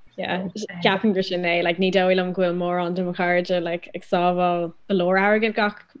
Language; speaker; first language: Irish; non-native, local second language; English